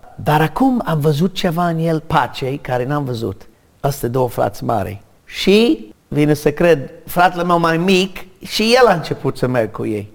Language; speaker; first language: Romanian; non-native, learner; English